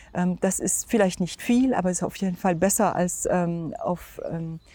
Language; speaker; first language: German; non-native, fluent; French